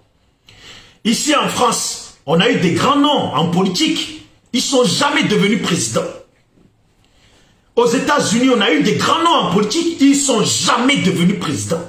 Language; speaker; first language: French; native; French